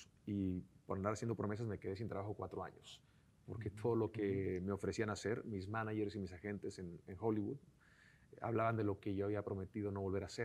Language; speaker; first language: Spanish; native; Spanish